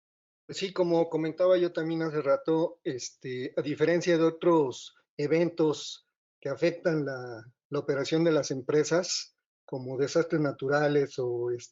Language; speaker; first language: Spanish; native; Spanish